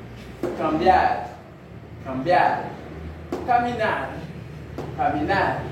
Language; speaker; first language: Spanish; non-native, fluent; Haitian Creole